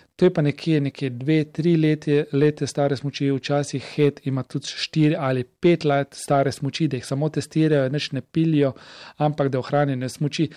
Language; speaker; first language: Slovenian; native; Slovenian